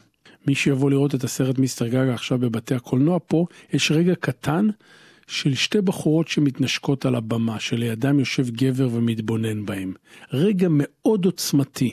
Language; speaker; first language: Hebrew; native; Hebrew